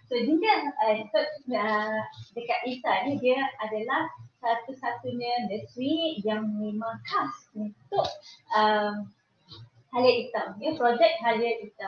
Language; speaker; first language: Malay; native; Malay